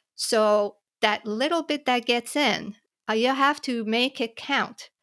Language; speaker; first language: English; native; English